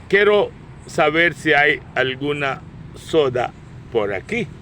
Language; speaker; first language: Spanish; non-native, fluent; Urdu